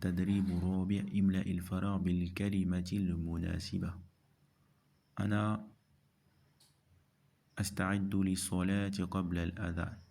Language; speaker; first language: Arabic; non-native, fluent; French